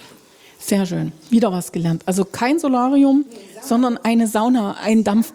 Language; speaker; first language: German; native; German